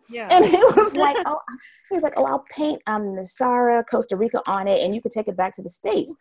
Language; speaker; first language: English; native; English